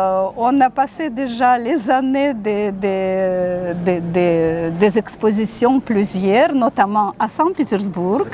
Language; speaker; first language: French; non-native, fluent; Russian